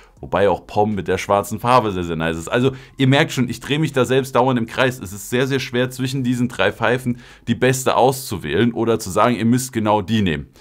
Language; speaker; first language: German; native; German